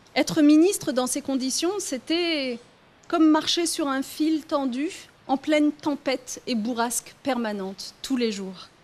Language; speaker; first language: French; early bilingual, other home language; Riffian